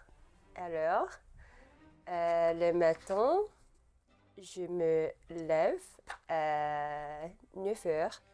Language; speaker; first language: French; non-native, learner; English